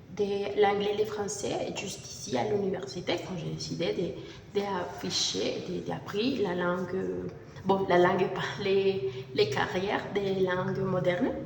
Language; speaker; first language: French; non-native, learner; Spanish